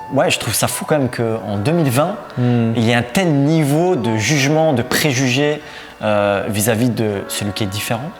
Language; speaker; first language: French; native; French